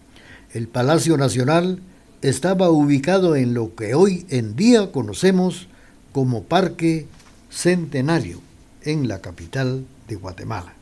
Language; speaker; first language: Spanish; native; Spanish